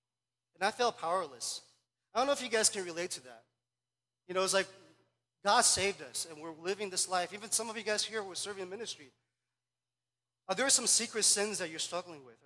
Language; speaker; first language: English; early bilingual, other home language; Chinese